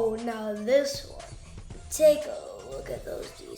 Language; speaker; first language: English; native; English